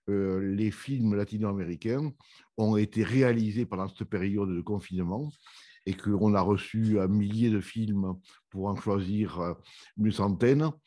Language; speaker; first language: French; native; French